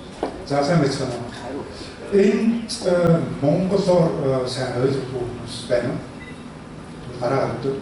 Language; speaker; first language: Mongolian; early bilingual, heritage; Mongolian